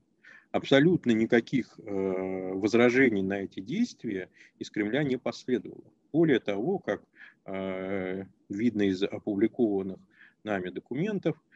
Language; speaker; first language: Russian; native; Russian